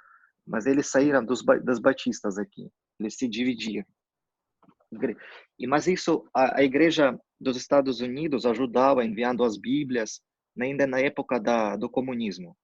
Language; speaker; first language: Portuguese; non-native, fluent; Russian